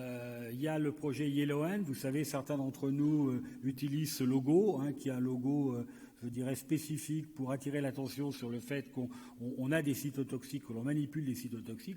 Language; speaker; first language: French; native; French